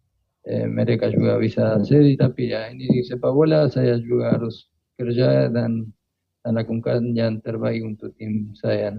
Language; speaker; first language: Indonesian; non-native, fluent; Spanish